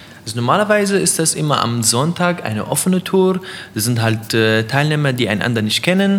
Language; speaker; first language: German; non-native, fluent; Arabic